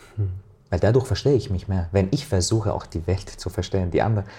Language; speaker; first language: German; non-native, fluent; Arabic